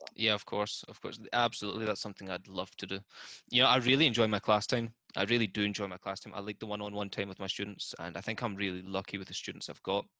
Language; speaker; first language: English; native; English